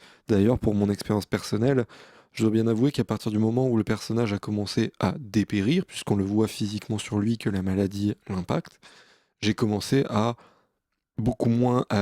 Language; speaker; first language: French; native; French